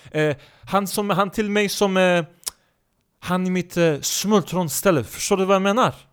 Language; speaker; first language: Swedish; early bilingual, other home language; Turkish